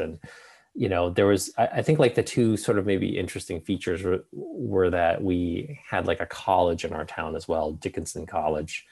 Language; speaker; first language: English; native; English